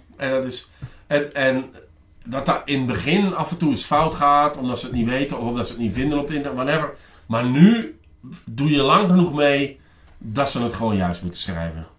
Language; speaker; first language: Dutch; native; Dutch